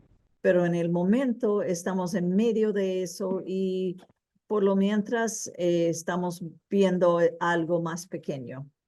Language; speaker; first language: Spanish; early bilingual, heritage; Spanish